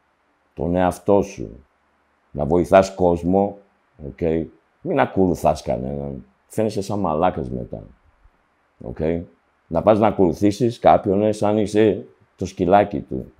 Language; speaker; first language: Greek; early bilingual, heritage; Greek